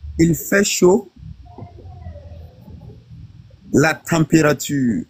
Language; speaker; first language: French; non-native, learner; Arabic